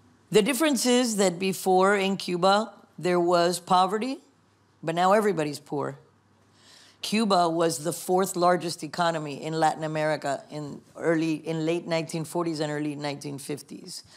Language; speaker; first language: English; early bilingual, other home language; Spanish